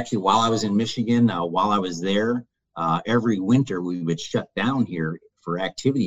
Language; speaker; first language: English; native; English